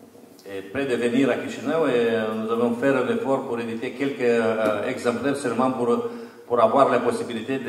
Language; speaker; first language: French; non-native, fluent; Romanian